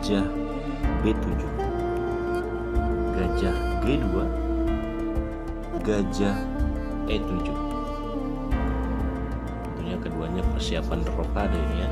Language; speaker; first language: Indonesian; native; Indonesian